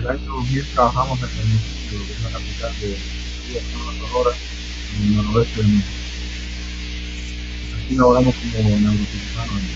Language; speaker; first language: Spanish; native; Spanish